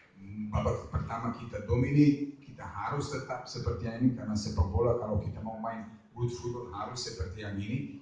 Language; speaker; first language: Indonesian; non-native, fluent; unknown